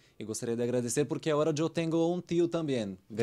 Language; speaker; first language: Spanish; non-native, learner; Portuguese